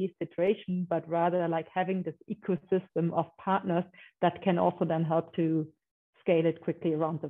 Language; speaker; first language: English; non-native, fluent; German